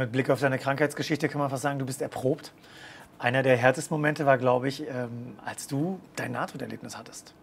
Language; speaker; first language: German; native; German